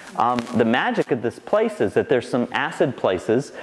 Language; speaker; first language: English; native; English